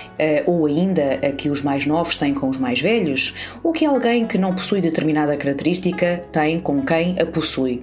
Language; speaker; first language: Portuguese; native; Portuguese